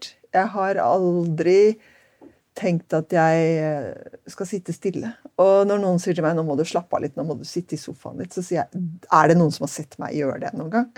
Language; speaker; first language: Norwegian; native; Norwegian